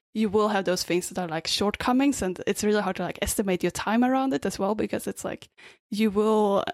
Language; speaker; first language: English; non-native, fluent; Swedish